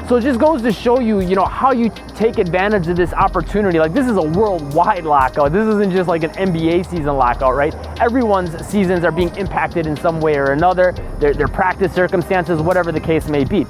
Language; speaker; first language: English; native; English